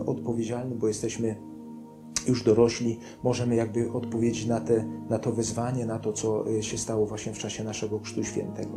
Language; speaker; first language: Polish; native; Polish